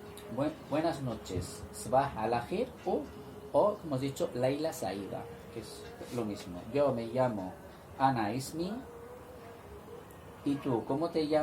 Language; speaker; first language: Spanish; non-native, fluent; Arabic